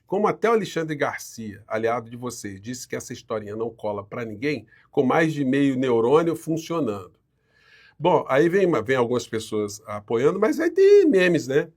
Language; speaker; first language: Portuguese; native; Portuguese